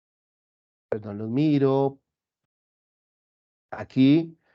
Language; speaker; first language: Spanish; native; Spanish